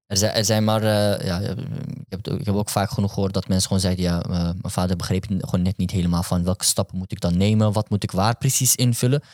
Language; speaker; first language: Dutch; early bilingual, other home language; Turkish